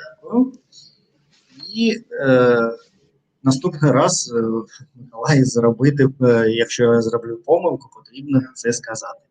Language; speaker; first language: Ukrainian; non-native, learner; Russian